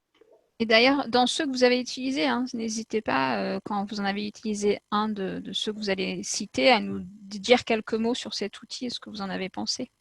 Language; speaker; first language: French; native; French